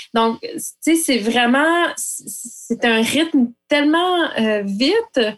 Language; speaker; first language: French; native; French